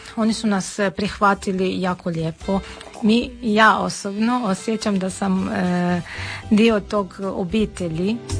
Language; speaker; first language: Serbian; non-native, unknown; Armenian